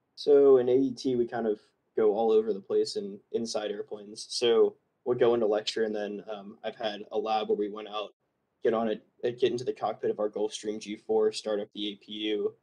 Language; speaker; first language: English; native; English